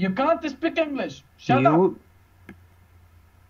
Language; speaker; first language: English; non-native, learner; Uzbek